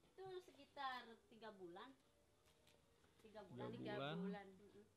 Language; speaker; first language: Indonesian; native; Indonesian